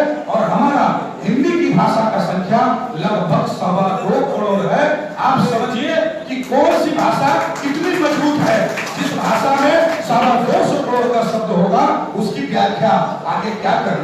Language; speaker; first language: Hindi; native; Hindi